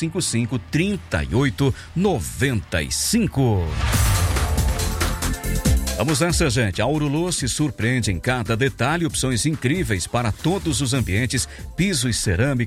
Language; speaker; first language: Portuguese; non-native, local second language; Italian